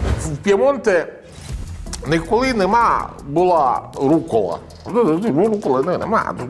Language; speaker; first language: Ukrainian; non-native, learner; Italian